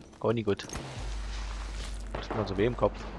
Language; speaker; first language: German; native; German